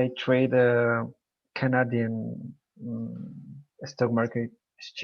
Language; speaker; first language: English; non-native, learner; Spanish